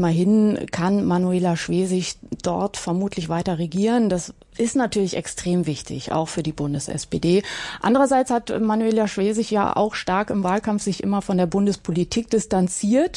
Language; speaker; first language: German; native; German